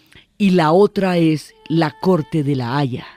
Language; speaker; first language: Spanish; native; Spanish